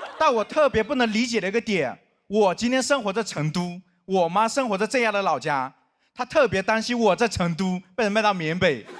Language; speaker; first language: Chinese; non-native, local second language; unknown